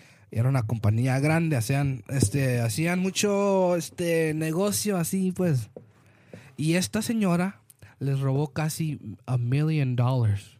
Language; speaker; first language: Spanish; early bilingual, heritage; Spanish